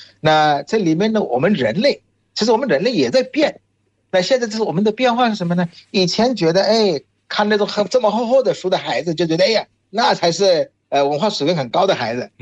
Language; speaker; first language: Chinese; non-native, fluent; Bangla